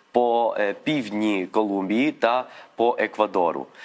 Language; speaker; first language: Ukrainian; non-native, fluent; Spanish